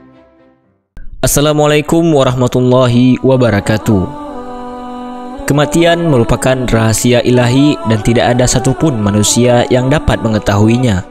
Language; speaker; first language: Indonesian; native; Indonesian